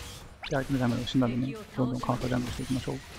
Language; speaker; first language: Japanese; native; Japanese